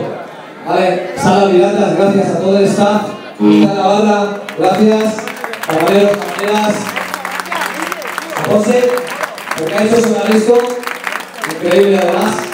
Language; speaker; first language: Spanish; native; Spanish